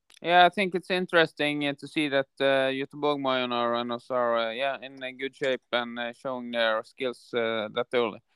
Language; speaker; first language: English; non-native, fluent; Norwegian